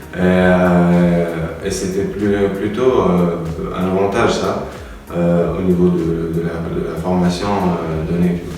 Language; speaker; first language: French; non-native, local second language; Arabic